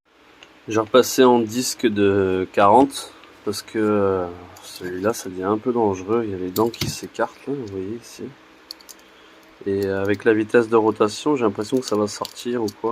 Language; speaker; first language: French; native; French